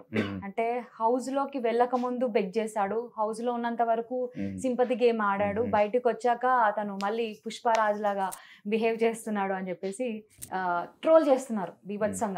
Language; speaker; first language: Telugu; native; Telugu